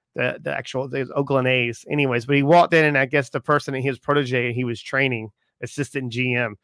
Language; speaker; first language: English; native; English